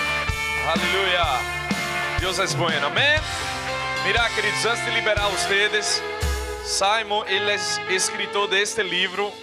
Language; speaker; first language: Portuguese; non-native, learner; Spanish